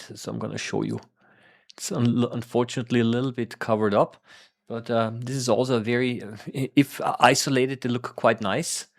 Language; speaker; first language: English; non-native, fluent; German